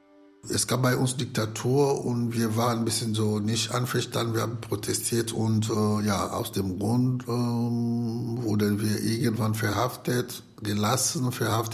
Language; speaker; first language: German; non-native, fluent; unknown